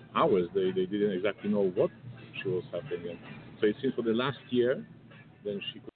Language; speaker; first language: English; non-native, fluent; Polish